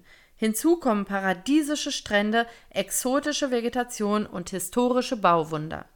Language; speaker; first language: German; native; German